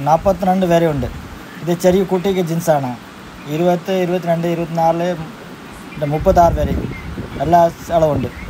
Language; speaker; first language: Malayalam; non-native, local second language; Hindi